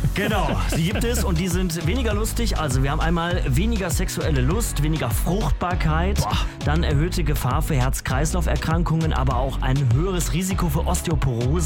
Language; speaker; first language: German; native; German